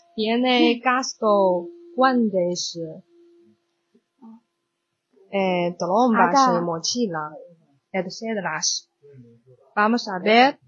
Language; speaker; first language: Spanish; non-native, learner; Chinese